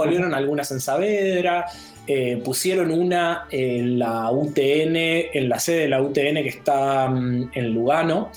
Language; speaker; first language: Spanish; native; Spanish